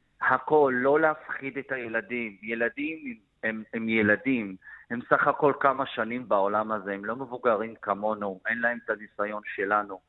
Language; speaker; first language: Hebrew; non-native, local second language; Arabic